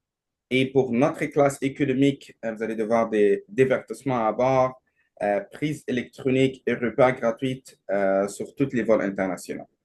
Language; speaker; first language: French; non-native, learner; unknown